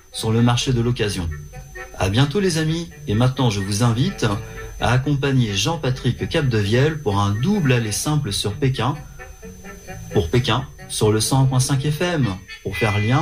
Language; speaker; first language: French; native; French